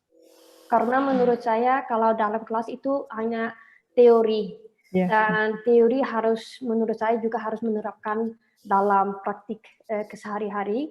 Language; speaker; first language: Indonesian; non-native, learner; Dutch